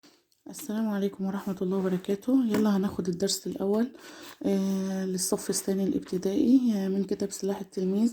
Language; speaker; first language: Arabic; native; Arabic